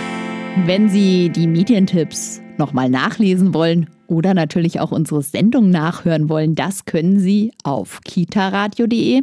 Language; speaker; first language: German; native; German